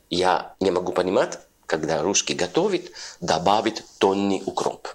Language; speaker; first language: Russian; non-native, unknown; Italian